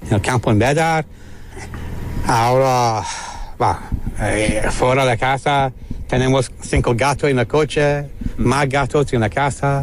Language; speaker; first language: Spanish; non-native, learner; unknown